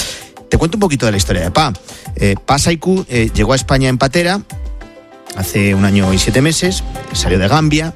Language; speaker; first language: Spanish; native; Spanish